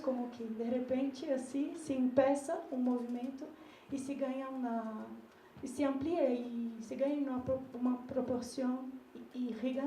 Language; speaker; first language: Spanish; non-native, learner; Portuguese